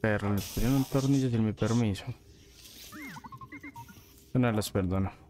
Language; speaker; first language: Spanish; native; Spanish